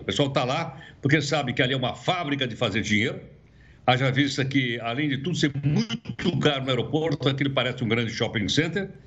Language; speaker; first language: Portuguese; native; Portuguese